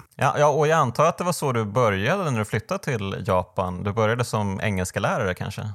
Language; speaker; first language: Swedish; native; Swedish